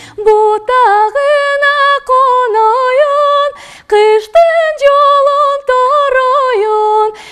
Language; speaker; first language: Kyrgyz; non-native, local second language; Russian